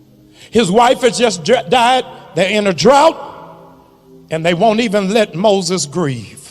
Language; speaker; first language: English; native; English